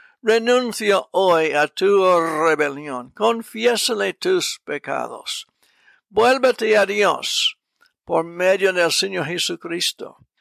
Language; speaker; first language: Spanish; non-native, fluent; English